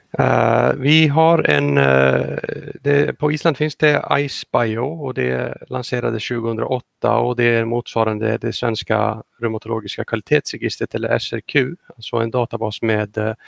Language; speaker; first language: Swedish; non-native, fluent; Icelandic